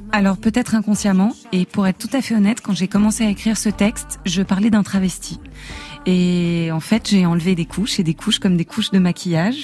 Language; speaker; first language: French; native; French